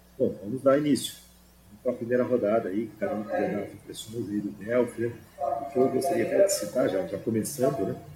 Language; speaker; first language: Portuguese; native; Portuguese